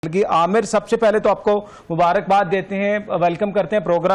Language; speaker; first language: Urdu; native; Urdu